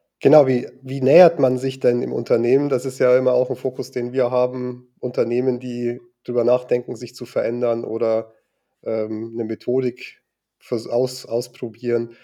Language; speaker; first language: German; native; German